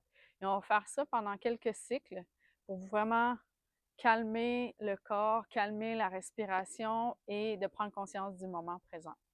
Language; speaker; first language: French; native; French